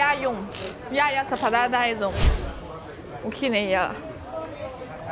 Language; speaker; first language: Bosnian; non-native, learner; Chinese